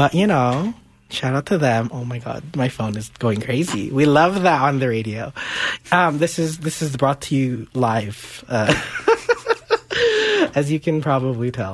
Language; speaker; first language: English; native; English